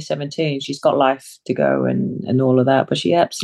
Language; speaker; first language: English; early bilingual, other home language; Samoan